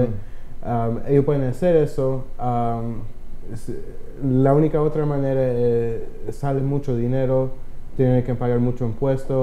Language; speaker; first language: Spanish; early bilingual, heritage; Spanish